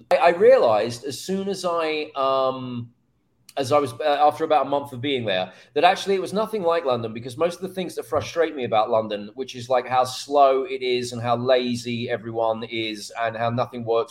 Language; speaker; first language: English; native; English